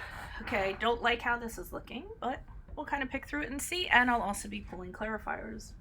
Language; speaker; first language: English; native; English